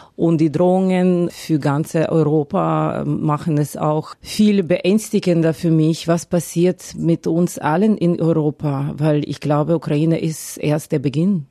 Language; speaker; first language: German; non-native, fluent; Ukrainian